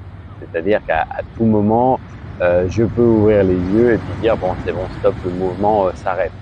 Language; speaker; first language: French; native; French